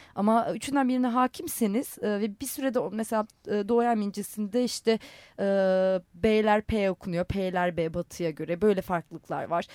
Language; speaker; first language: Turkish; non-native, local second language; Armenian